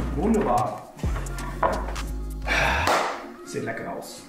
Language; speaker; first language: German; non-native, learner; Dutch